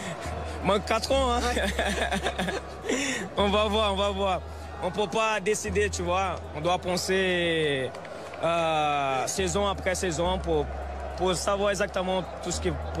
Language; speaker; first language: French; non-native, fluent; Portuguese